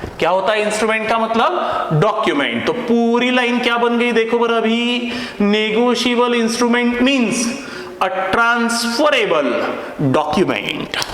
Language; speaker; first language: Hindi; non-native, local second language; Marathi